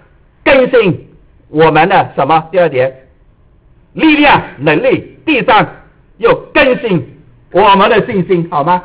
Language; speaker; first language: Chinese; native; Chinese